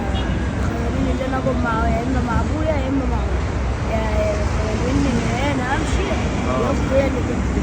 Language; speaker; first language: Arabic; native; Arabic